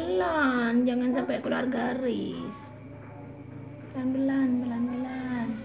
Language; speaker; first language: Indonesian; native; Indonesian